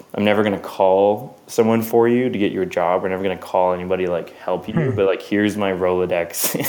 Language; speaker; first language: English; native; English